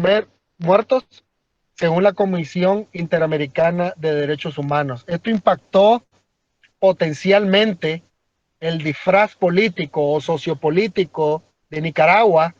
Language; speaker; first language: Spanish; native; Spanish